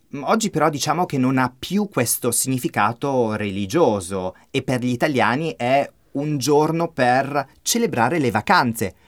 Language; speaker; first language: Italian; native; Italian